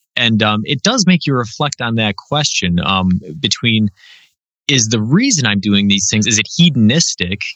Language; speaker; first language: English; native; English